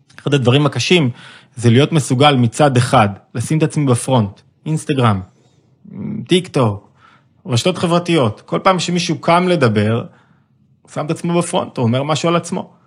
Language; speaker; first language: Hebrew; native; Hebrew